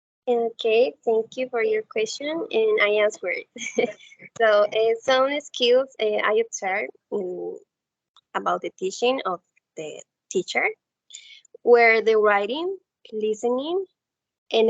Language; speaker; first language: English; non-native, learner; Spanish